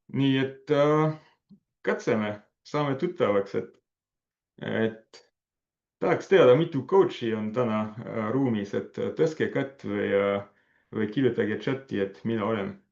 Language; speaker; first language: Estonian; non-native, fluent; French